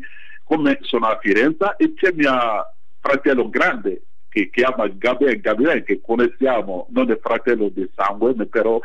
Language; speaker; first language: Italian; non-native, fluent; Bambara